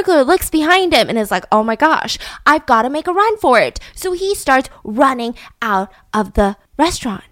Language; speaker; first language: English; native; English